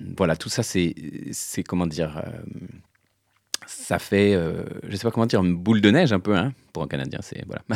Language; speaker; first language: French; native; French